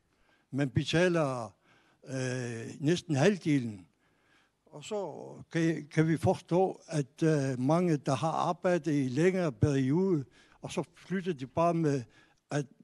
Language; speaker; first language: Danish; non-native, local second language; Kalaallisut